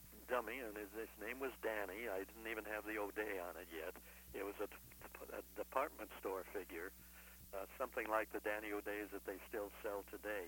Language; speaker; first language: English; native; English